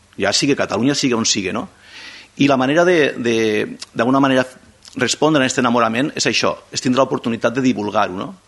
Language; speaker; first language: Catalan; non-native, local second language; Spanish